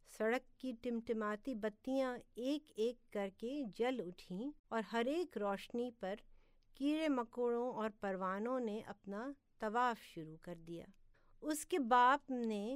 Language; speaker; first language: Urdu; native; Urdu